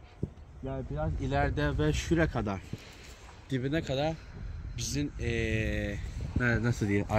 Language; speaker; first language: Turkish; non-native, learner; Chinese